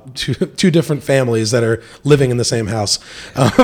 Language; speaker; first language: English; native; English